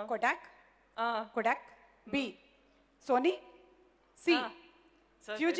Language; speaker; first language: Telugu; native; Telugu